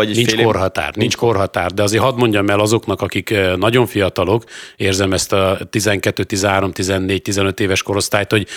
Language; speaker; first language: Hungarian; native; Hungarian